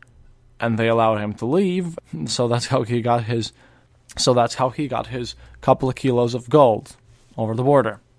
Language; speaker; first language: English; non-native, fluent; Latvian